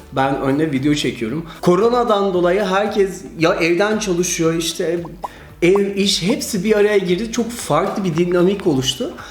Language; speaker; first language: Turkish; early bilingual, heritage; Turkish